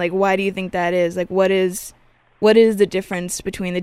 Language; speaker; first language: English; native; English